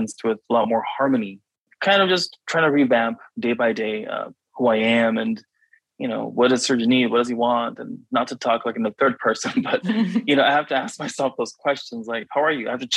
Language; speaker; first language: English; native; English